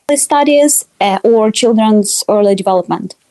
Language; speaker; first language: English; non-native, fluent; Russian